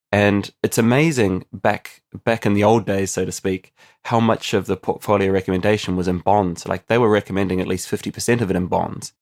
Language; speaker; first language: English; native; English